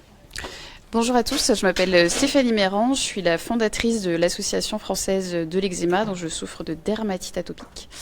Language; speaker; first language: French; native; French